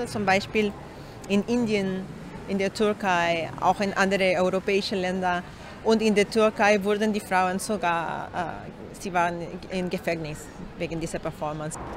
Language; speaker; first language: German; non-native, learner; Spanish